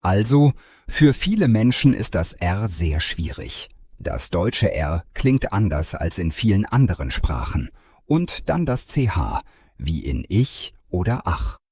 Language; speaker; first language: German; non-native, fluent; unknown